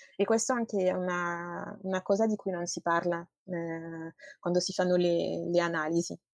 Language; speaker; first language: Italian; non-native, fluent; French